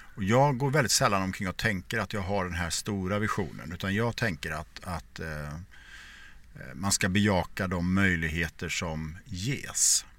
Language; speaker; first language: Swedish; native; Swedish